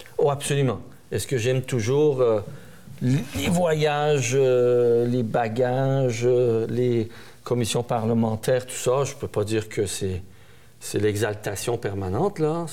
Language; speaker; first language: French; early bilingual, other home language; Persian